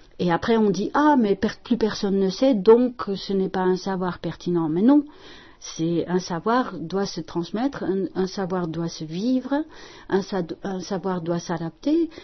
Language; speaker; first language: French; non-native, fluent; Dutch